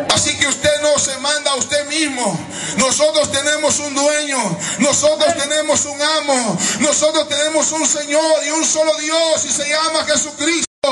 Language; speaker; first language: Spanish; native; Spanish